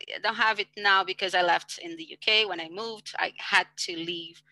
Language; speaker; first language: English; non-native, fluent; Portuguese